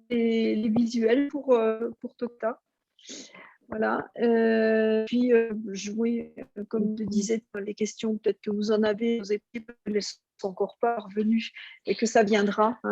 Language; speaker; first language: French; native; French